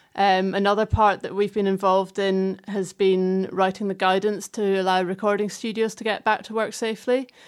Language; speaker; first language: English; native; English